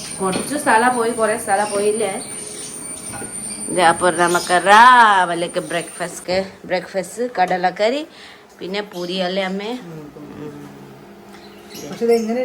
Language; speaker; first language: Malayalam; non-native, learner; Nepali